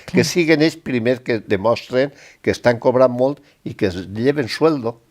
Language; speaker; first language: Spanish; non-native, local second language; Catalan